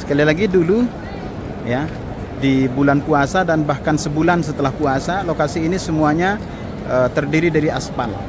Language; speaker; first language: Indonesian; native; Indonesian